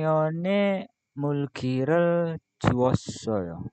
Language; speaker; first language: Korean; non-native, fluent; Indonesian